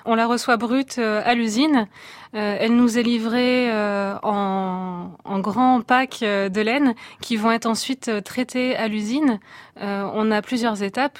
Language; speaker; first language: French; native; French